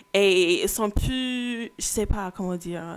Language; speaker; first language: French; non-native, fluent; English